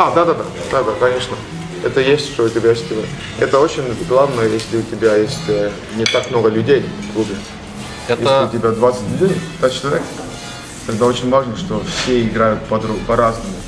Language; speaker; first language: Russian; non-native, learner; Estonian